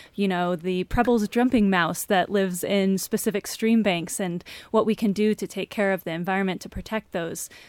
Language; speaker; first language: English; native; English